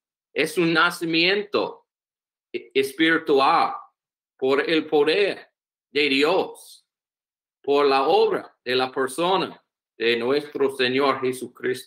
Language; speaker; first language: Spanish; non-native, learner; English